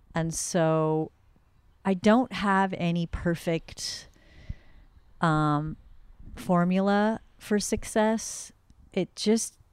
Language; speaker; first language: English; native; English